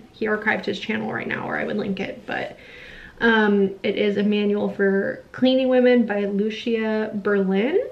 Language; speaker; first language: English; native; English